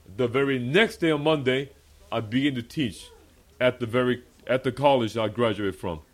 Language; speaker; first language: English; early bilingual, other home language; Korean